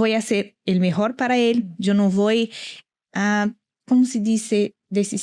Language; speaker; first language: Portuguese; non-native, learner; Spanish